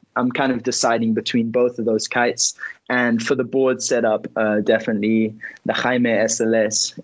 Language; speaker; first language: English; early bilingual, heritage; Spanish